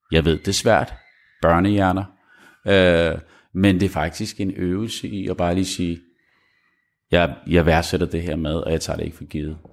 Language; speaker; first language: Danish; early bilingual, other home language; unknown